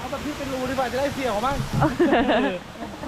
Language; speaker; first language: Thai; native; Thai